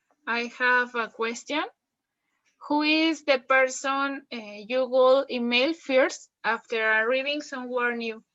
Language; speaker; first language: English; non-native, learner; Spanish